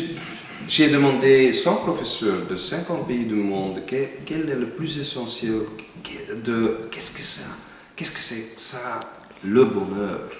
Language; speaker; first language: French; non-native, local second language; Dutch